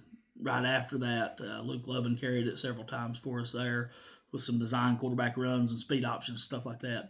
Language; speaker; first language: English; native; English